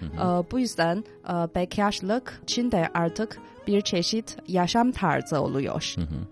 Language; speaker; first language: Turkish; non-native, fluent; Chinese